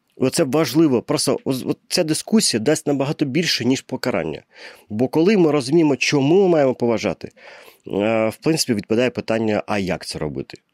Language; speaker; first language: Ukrainian; non-native, local second language; Russian